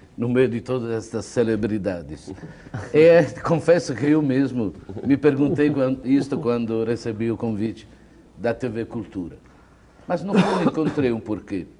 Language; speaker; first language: Portuguese; non-native, fluent; Italian